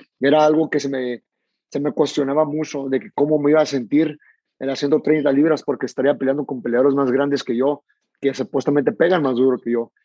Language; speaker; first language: Spanish; native; Spanish